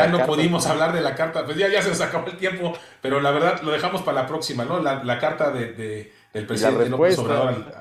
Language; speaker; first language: Spanish; native; Spanish